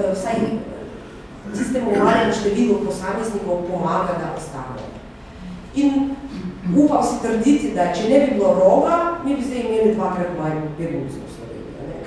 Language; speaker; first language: Slovenian; non-native, fluent; Russian